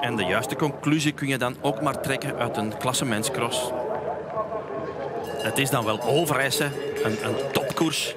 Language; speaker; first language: Dutch; native; Dutch